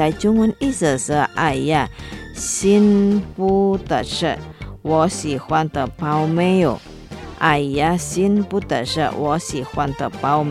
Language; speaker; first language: Chinese; non-native, fluent; Indonesian